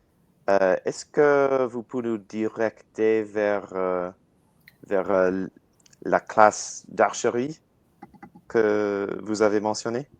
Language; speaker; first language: French; non-native, learner; English